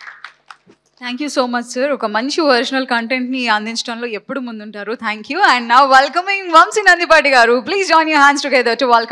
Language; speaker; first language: Telugu; native; Telugu